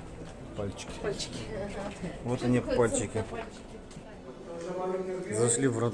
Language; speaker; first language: Russian; native; Russian